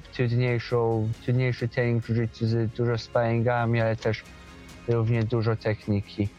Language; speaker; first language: Polish; early bilingual, heritage; Polish